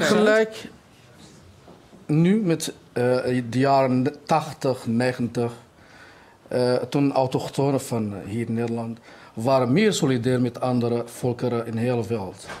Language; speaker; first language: Dutch; non-native, fluent; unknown